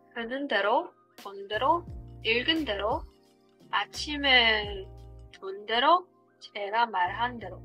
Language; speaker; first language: Korean; non-native, learner; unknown